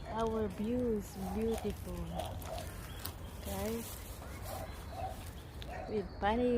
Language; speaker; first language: English; non-native, learner; Filipino